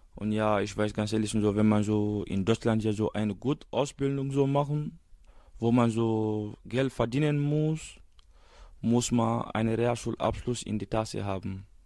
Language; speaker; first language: German; non-native, learner; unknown